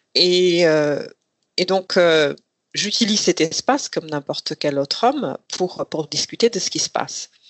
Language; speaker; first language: French; non-native, local second language; Rundi